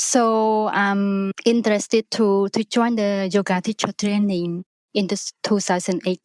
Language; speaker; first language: English; non-native, learner; Khmer